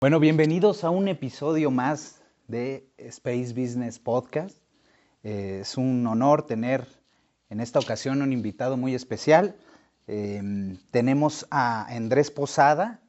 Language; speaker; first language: Spanish; native; Spanish